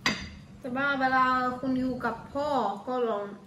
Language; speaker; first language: Thai; early bilingual, heritage; Thai